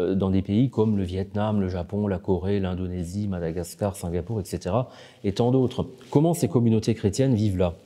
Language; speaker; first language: French; native; French